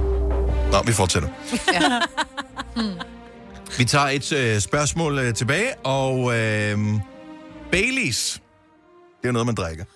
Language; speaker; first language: Danish; native; Danish